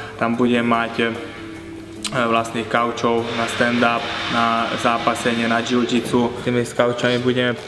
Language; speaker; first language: Slovak; non-native, local second language; Hungarian